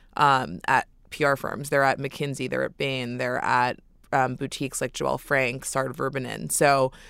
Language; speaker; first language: English; native; English